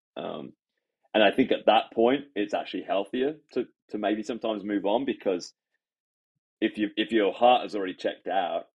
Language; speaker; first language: English; native; English